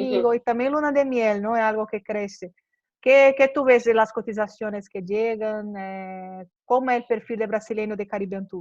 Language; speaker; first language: Spanish; non-native, fluent; Portuguese